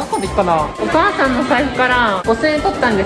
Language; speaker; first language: Japanese; native; Japanese